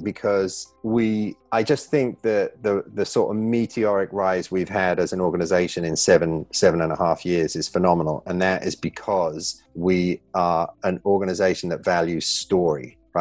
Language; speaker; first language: English; native; English